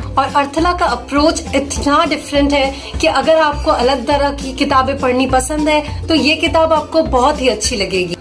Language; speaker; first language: Hindi; non-native, local second language; Bangla